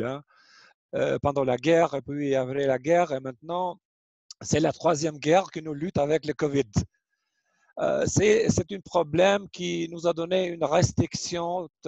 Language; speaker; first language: French; non-native, learner; Albanian